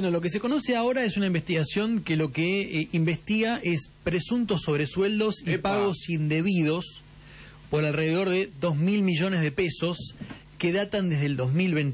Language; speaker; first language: Spanish; native; Spanish